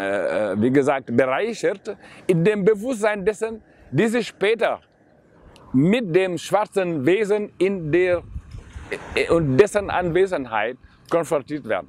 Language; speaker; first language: German; non-native, fluent; Wolof